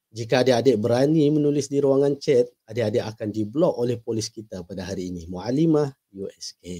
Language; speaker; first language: Malay; native; Malay